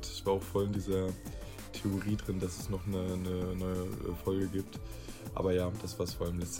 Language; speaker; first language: German; native; German